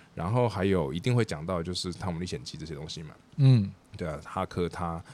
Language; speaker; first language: Chinese; native; Chinese